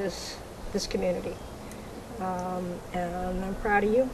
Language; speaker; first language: English; native; English